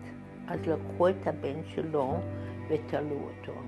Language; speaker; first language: Hebrew; non-native, fluent; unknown